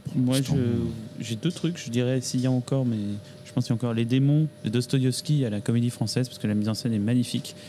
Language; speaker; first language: French; native; French